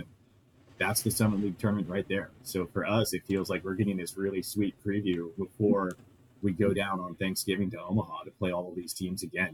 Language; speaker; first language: English; native; English